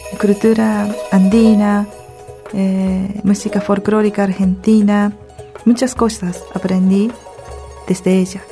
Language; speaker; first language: Spanish; early bilingual, other home language; Japanese